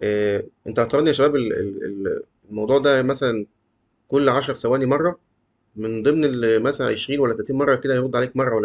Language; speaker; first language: Arabic; native; Arabic